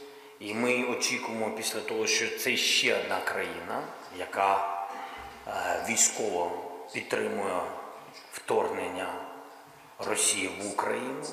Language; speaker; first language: Ukrainian; non-native, local second language; Russian